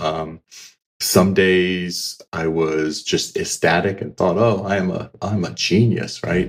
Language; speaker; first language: English; native; English